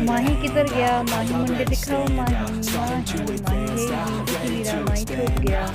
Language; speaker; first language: Hindi; native; Hindi